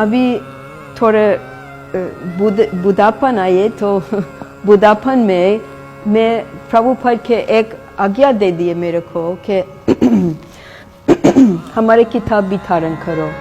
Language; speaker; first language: Hindi; non-native, fluent; English